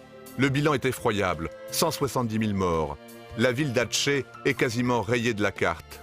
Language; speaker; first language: French; native; French